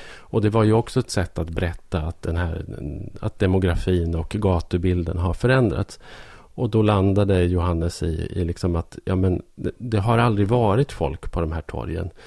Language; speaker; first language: Swedish; native; Swedish